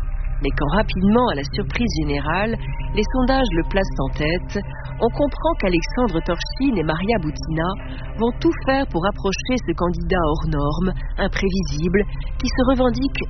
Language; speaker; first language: French; native; French